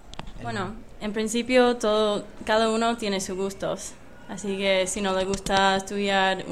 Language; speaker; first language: Spanish; non-native, fluent; English